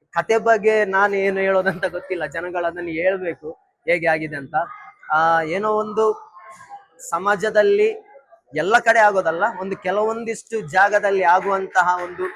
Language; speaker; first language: Kannada; native; Kannada